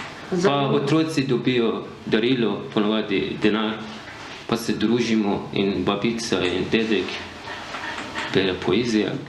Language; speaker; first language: Slovenian; non-native, learner; Persian